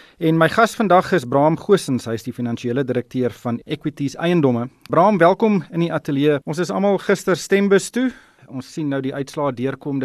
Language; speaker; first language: Afrikaans; native; Afrikaans